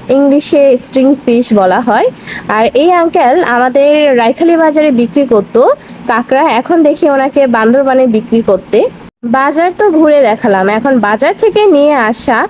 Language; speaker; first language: Bangla; non-native, local second language; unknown